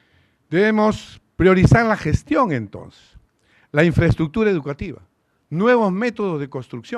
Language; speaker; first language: Spanish; native; Spanish